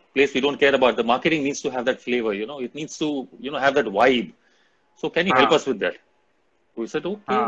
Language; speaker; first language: English; non-native, local second language; Hindi